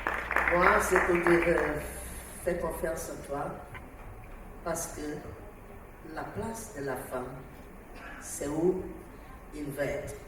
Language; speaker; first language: French; non-native, learner; Portuguese